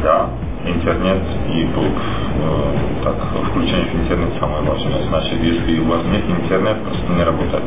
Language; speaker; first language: Russian; non-native, fluent; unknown